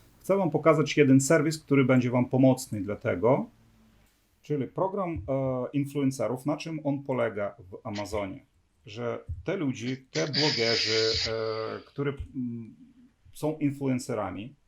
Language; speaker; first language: Polish; non-native, fluent; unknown